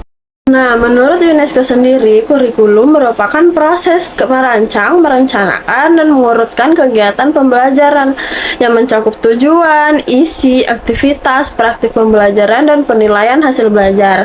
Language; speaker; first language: Indonesian; native; Indonesian